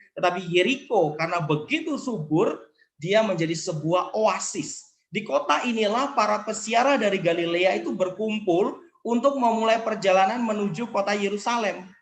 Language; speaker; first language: Indonesian; native; Indonesian